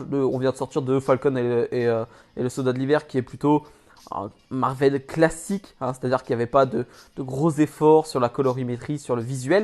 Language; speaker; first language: French; native; French